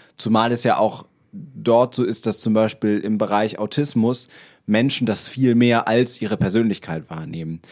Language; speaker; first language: German; native; German